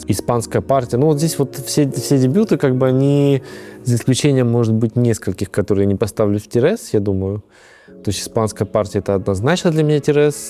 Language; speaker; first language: Russian; native; Russian